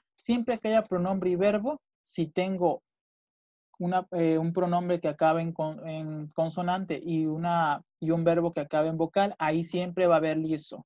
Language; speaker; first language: Spanish; native; Spanish